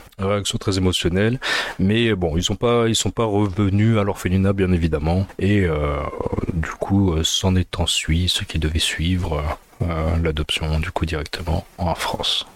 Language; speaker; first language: French; early bilingual, other home language; Amharic